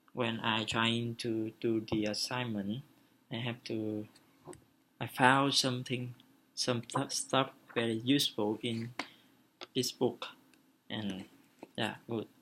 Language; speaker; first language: English; non-native, learner; Vietnamese